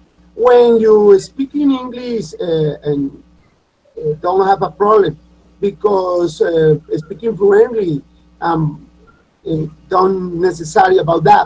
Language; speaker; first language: English; non-native, learner; Spanish